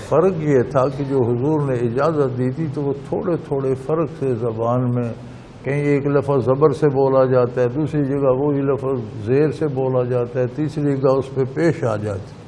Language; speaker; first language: Urdu; non-native, local second language; Punjabi